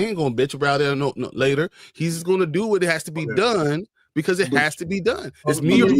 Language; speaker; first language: English; native; English